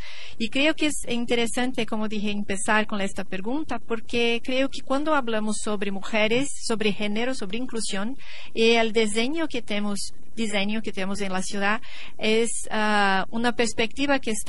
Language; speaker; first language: Spanish; non-native, learner; Portuguese